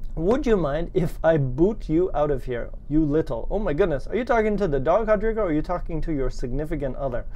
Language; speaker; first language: English; native; English